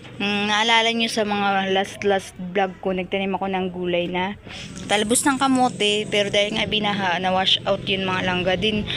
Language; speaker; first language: Filipino; non-native, local second language; Waray